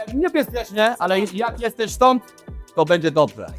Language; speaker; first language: Polish; non-native, learner; English